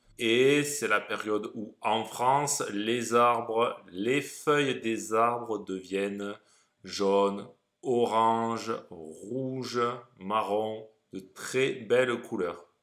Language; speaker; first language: French; native; French